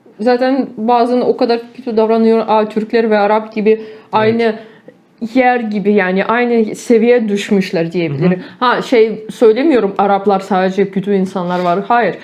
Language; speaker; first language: Turkish; non-native, fluent; Ukrainian